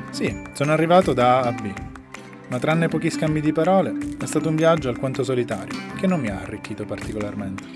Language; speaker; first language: Italian; native; Italian